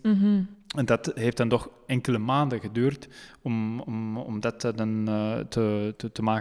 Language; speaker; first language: Dutch; non-native, local second language; French